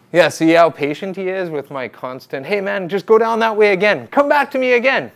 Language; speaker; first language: English; native; English